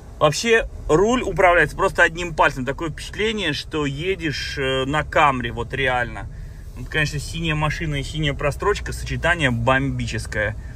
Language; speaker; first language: Russian; native; Russian